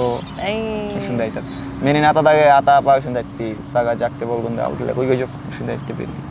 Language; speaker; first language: Kyrgyz; non-native, learner; Bangla